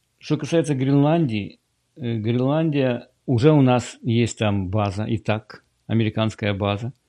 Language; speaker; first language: Russian; native; Russian